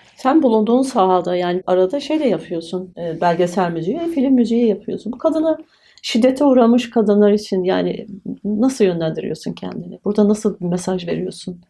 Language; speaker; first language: Turkish; native; Turkish